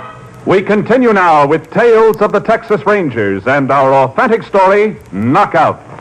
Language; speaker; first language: English; native; English